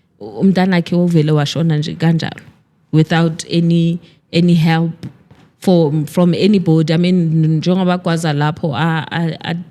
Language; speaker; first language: Zulu; native; Zulu